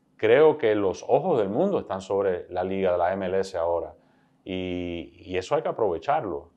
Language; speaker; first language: Spanish; early bilingual, heritage; Spanish